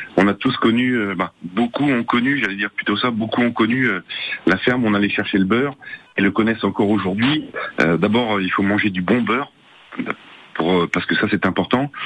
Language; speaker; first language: French; native; French